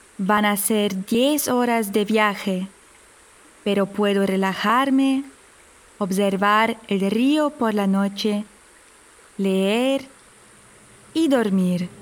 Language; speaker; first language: Spanish; non-native, fluent; German